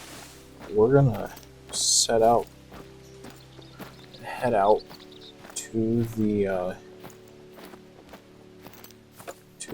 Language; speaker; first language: English; native; English